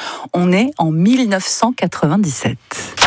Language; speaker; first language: French; native; French